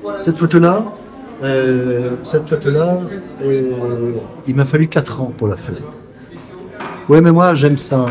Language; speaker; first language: French; native; French